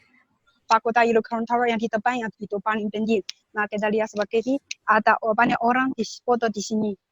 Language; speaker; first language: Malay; non-native, learner; Chinese